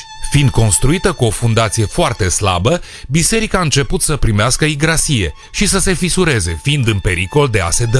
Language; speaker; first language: Romanian; native; Romanian